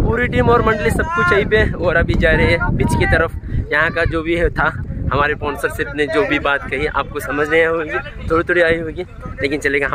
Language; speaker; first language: Hindi; native; Hindi